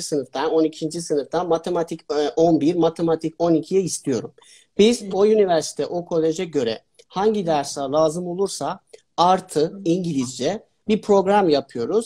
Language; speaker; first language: Turkish; non-native, fluent; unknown